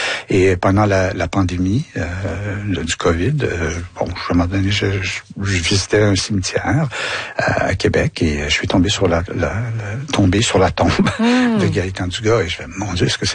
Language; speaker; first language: French; native; French